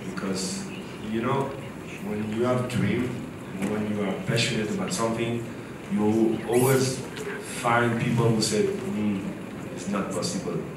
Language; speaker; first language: English; non-native, fluent; French